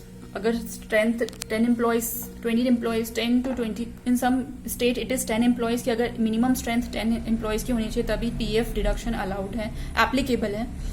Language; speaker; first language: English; non-native, local second language; Hindi